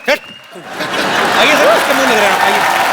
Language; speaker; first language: Hindi; native; Hindi